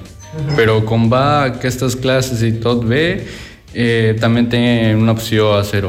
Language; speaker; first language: Catalan; non-native, learner; Spanish